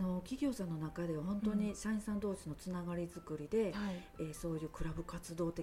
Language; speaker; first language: Japanese; native; Japanese